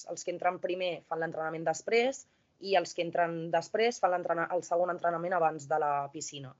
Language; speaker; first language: Catalan; native; Catalan